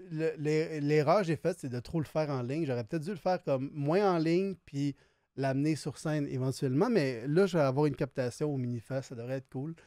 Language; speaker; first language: French; native; French